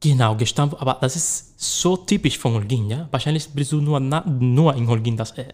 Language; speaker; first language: German; non-native, learner; Spanish